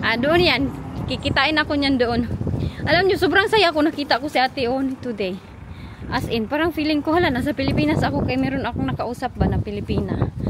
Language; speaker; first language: Filipino; non-native, local second language; Cebuano